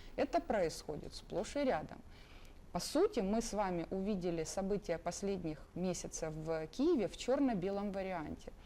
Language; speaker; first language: Russian; native; Russian